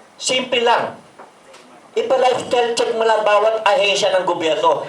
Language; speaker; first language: Filipino; native; Filipino